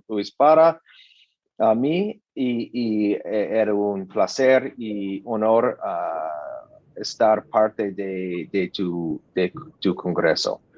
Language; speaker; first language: Spanish; non-native, learner; English